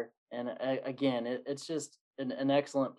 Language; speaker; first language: English; native; English